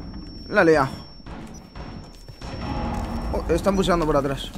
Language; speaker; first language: Spanish; native; Spanish